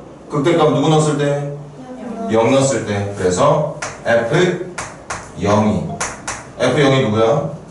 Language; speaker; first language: Korean; native; Korean